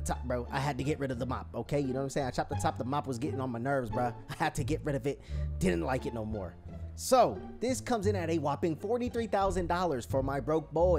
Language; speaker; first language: English; native; English